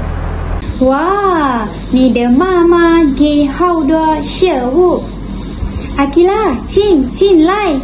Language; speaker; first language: Chinese; non-native, learner; Malay